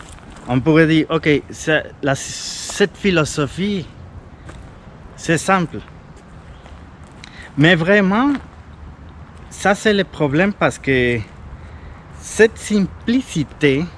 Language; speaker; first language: French; non-native, fluent; Spanish